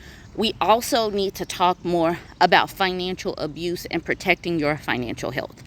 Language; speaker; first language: English; native; English